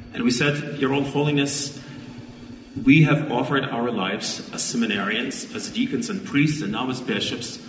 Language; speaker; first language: English; non-native, fluent; Ukrainian